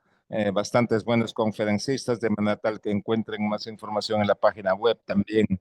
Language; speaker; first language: Spanish; native; Spanish